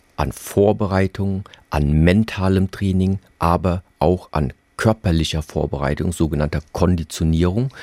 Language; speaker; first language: German; early bilingual, other home language; Vietnamese